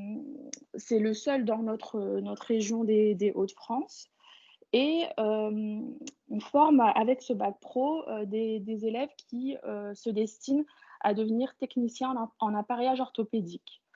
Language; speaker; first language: French; native; French